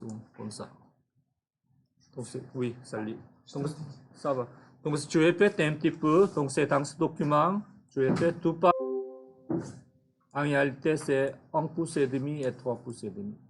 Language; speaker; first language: French; non-native, fluent; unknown